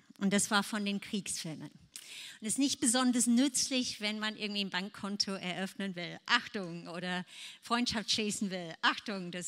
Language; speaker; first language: German; non-native, fluent; English